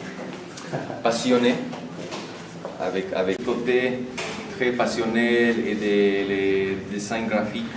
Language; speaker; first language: French; non-native, fluent; Spanish